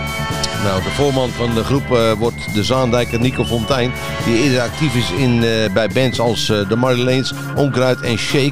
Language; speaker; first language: Dutch; native; Dutch